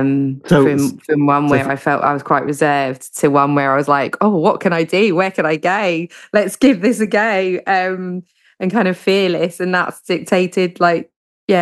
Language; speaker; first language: English; native; English